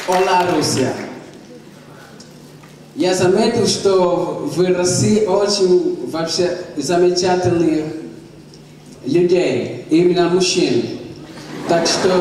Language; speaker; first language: Russian; non-native, learner; Portuguese